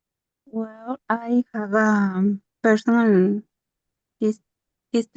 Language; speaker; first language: English; non-native, learner; Spanish